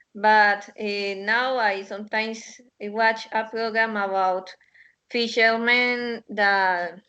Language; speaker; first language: English; non-native, learner; Spanish